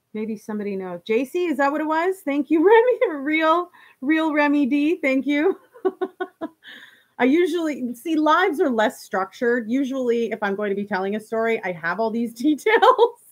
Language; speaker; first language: English; native; English